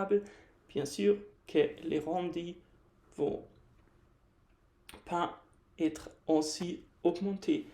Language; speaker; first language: French; non-native, fluent; German